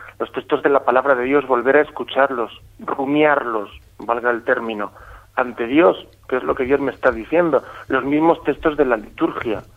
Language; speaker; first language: Spanish; native; Spanish